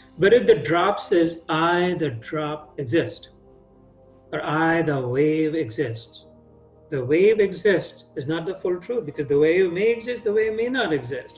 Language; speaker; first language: English; non-native, local second language; Hindi